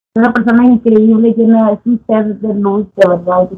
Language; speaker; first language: Spanish; native; Spanish